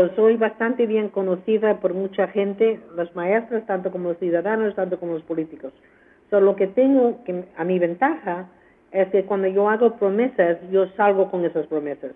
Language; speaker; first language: Spanish; early bilingual, heritage; Spanish